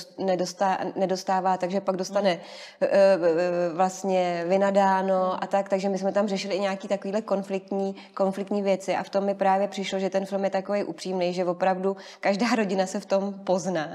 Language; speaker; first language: Czech; native; Czech